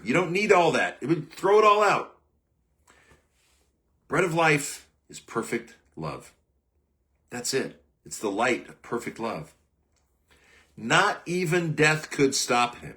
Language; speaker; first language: English; native; English